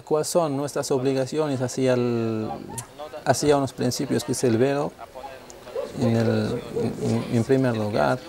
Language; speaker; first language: Spanish; non-native, fluent; Arabic